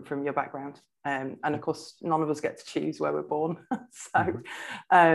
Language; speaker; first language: English; native; English